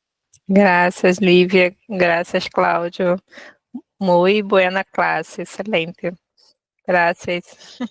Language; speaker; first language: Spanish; non-native, learner; Portuguese